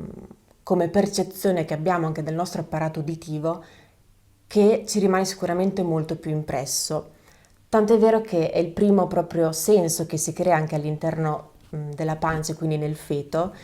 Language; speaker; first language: Italian; native; Italian